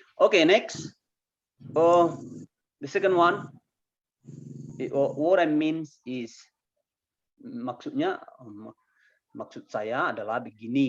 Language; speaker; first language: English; non-native, fluent; Indonesian